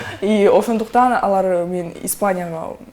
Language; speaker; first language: Kyrgyz; non-native, local second language; Russian